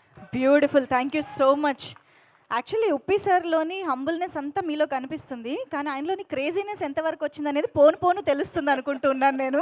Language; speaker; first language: Telugu; native; Telugu